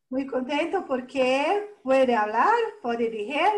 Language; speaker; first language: Spanish; non-native, fluent; Portuguese